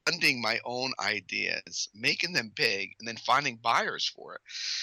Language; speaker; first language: English; native; English